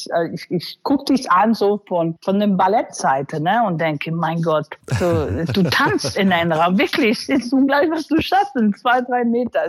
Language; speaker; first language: German; non-native, fluent; English